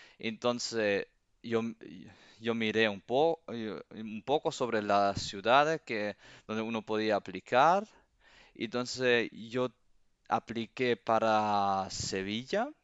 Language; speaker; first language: Spanish; early bilingual, heritage; Spanish